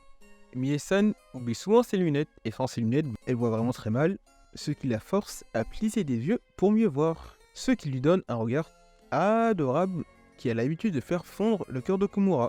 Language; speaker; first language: French; native; French